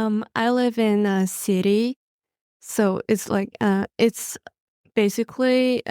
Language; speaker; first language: English; non-native, learner; Mongolian